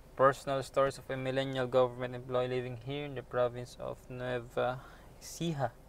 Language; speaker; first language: English; non-native, local second language; Filipino